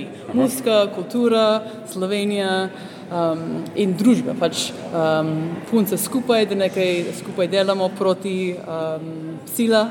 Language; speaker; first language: Slovenian; early bilingual, heritage; Slovenian